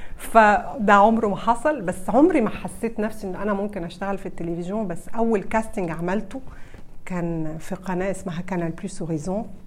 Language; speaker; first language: Arabic; early bilingual, heritage; Arabic